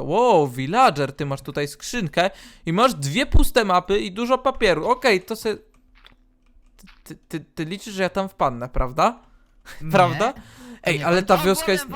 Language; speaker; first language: Polish; native; Polish